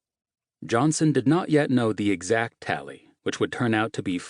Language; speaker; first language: English; native; English